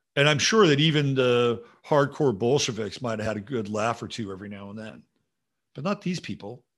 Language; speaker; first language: English; native; English